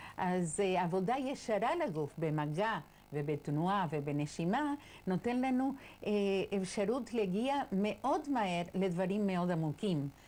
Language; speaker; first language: Hebrew; non-native, fluent; Spanish